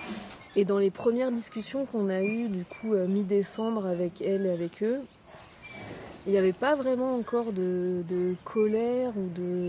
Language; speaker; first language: French; native; French